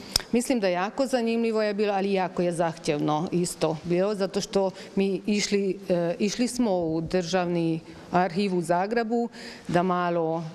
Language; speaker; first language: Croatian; non-native, fluent; Hungarian